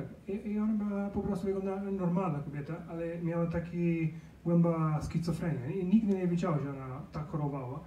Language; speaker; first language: Polish; non-native, learner; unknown